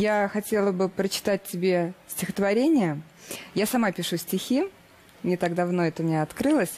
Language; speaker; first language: Russian; native; Russian